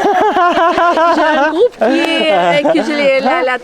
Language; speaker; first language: French; non-native, fluent; Albanian